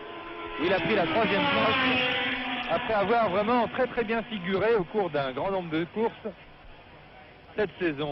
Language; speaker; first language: French; native; French